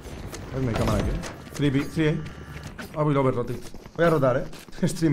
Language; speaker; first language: Spanish; native; Spanish